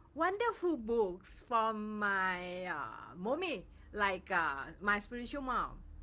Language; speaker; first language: English; non-native, learner; Thai